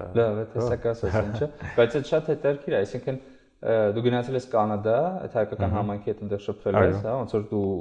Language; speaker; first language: Armenian; native; Armenian